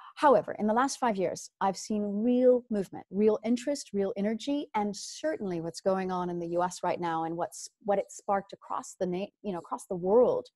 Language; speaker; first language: English; native; English